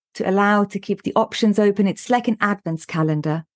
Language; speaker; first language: English; non-native, fluent; German